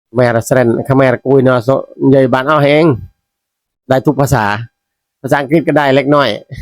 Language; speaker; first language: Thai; native; Thai